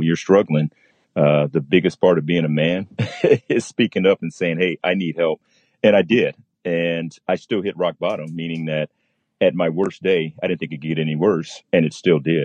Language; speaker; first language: English; native; English